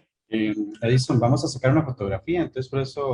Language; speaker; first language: Spanish; native; Spanish